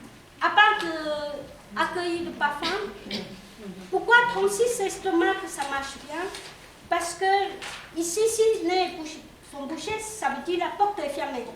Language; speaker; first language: French; non-native, local second language; Chinese